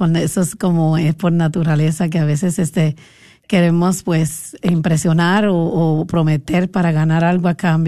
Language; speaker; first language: Spanish; native; Spanish